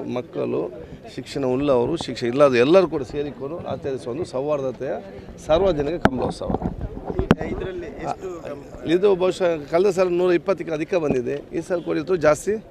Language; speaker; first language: Kannada; non-native, local second language; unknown